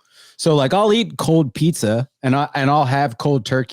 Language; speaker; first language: English; native; English